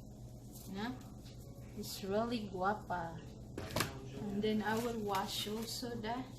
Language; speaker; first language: English; non-native, local second language; Filipino